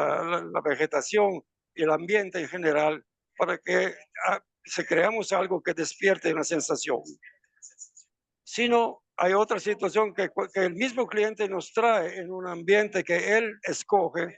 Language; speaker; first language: Spanish; non-native, fluent; Italian